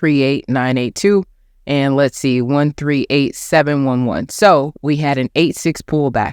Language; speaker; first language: English; native; English